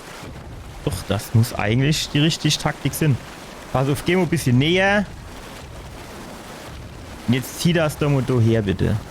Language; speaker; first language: German; native; German